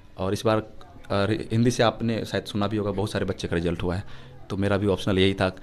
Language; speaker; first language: Hindi; native; Hindi